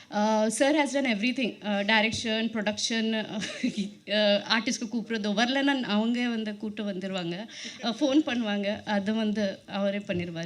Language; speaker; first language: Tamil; non-native, learner; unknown